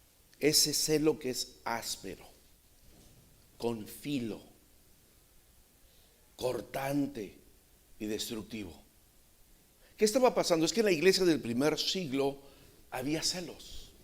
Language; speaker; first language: Spanish; native; Spanish